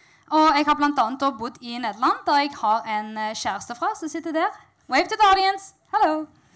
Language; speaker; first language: Norwegian; native; Norwegian